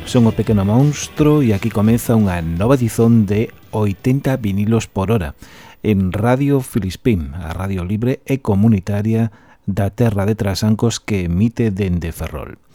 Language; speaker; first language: Galician; non-native, local second language; Spanish